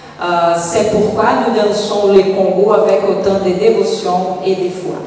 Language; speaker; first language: French; non-native, fluent; Portuguese